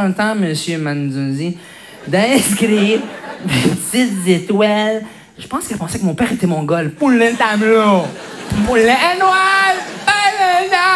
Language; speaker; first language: French; early bilingual, other home language; Arabic